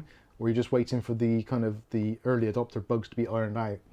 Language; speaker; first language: English; native; English